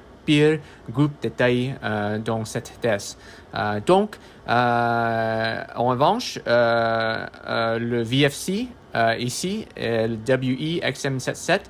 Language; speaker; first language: French; non-native, learner; English